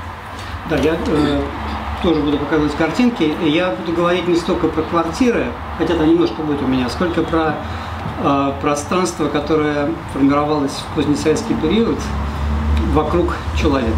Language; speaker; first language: Russian; native; Russian